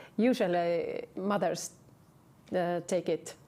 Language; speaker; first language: English; non-native, fluent; Estonian